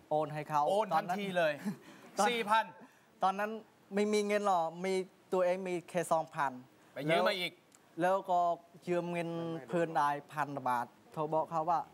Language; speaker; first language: Thai; non-native, learner; Khmer